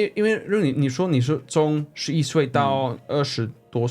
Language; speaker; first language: Chinese; non-native, fluent; Swedish